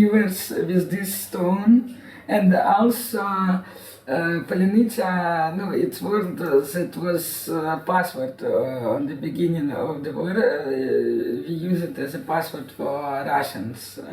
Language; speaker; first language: English; non-native, learner; Ukrainian